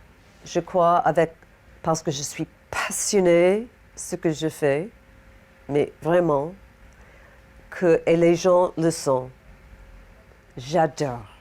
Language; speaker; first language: French; non-native, fluent; English